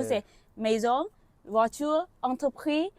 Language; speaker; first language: French; non-native, learner; Vietnamese